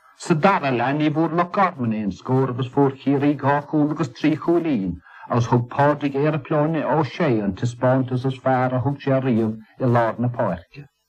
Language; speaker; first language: Irish; native; Irish